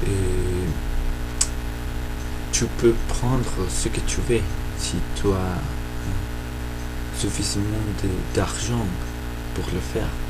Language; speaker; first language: French; non-native, fluent; Spanish